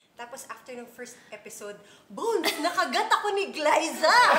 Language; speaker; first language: Filipino; non-native, local second language; English